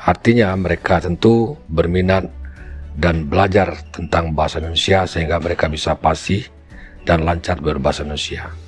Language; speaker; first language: Indonesian; native; Indonesian